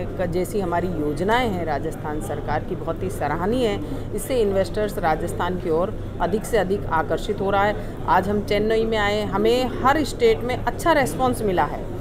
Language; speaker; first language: Hindi; native; Hindi